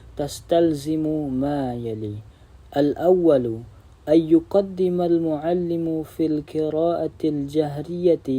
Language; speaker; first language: Arabic; non-native, learner; Indonesian